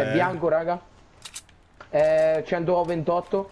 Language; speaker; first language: Italian; native; Italian